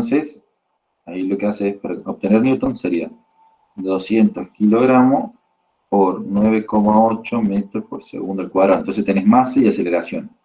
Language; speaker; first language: Spanish; native; Spanish